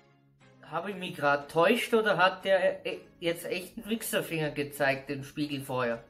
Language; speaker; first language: German; native; German